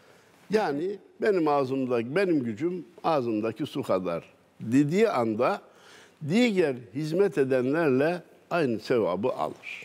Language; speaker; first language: Turkish; native; Turkish